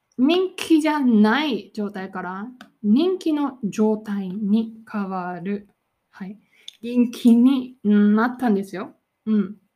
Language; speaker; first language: Japanese; native; Japanese